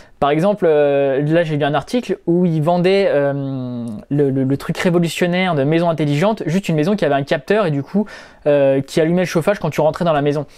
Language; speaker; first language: French; native; French